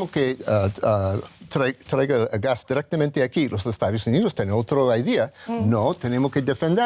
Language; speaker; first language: Spanish; non-native, learner; English